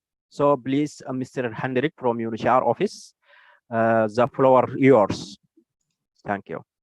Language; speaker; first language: English; non-native, learner; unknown